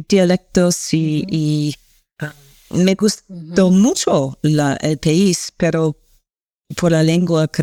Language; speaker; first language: Spanish; non-native, learner; English